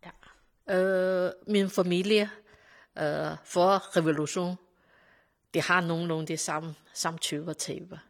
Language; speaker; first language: Danish; non-native, learner; Chinese